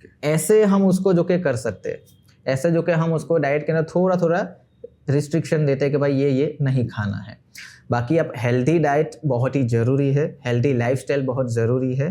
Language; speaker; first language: Hindi; non-native, local second language; Gujarati